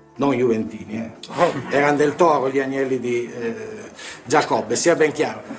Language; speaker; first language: Italian; native; Italian